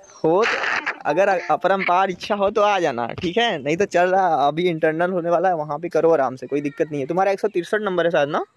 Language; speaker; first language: Hindi; native; Hindi